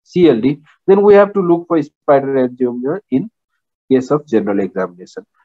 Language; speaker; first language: English; non-native, local second language; Nepali